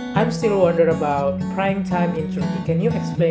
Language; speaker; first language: English; non-native, learner; Indonesian